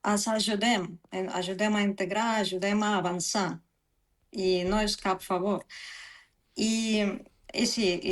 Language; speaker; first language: Catalan; non-native, fluent; Russian